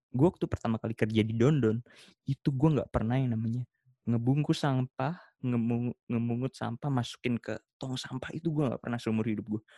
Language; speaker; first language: Indonesian; native; Indonesian